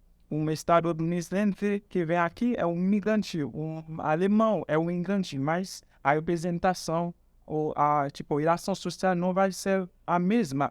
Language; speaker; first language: Portuguese; non-native, fluent; Haitian Creole